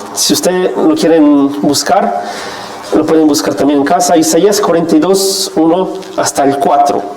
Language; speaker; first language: Spanish; non-native, fluent; Italian